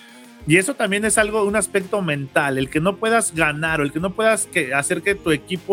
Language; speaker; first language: Spanish; native; Spanish